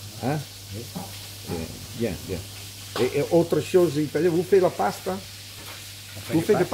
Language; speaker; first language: French; non-native, learner; Italian